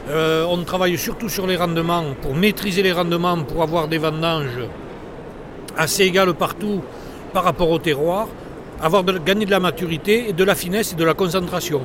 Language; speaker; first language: French; native; French